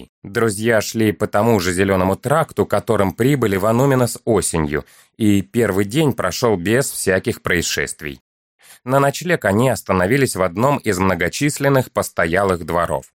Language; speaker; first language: Russian; native; Russian